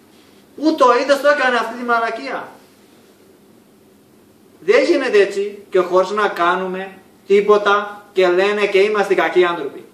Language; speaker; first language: Greek; non-native, learner; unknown